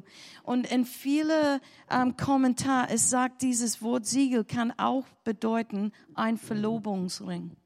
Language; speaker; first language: German; non-native, learner; English